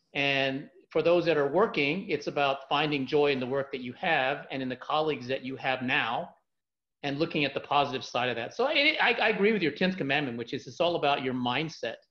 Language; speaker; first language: English; native; English